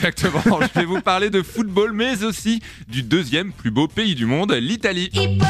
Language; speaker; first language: French; native; French